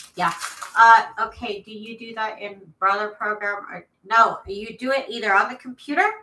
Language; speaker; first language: English; native; English